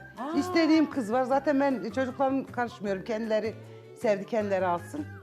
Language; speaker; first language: Turkish; native; Turkish